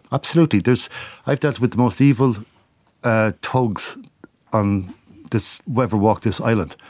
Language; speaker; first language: English; native; English